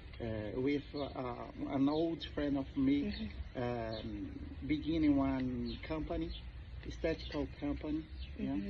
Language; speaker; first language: English; non-native, learner; Portuguese